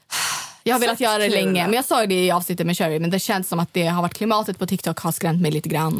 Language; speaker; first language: Swedish; native; Swedish